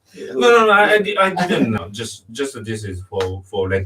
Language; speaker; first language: English; non-native, learner; Japanese